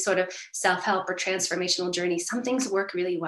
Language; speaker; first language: English; native; English